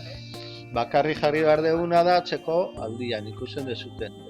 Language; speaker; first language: Basque; native; Basque